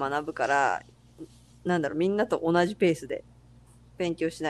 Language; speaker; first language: Japanese; non-native, fluent; English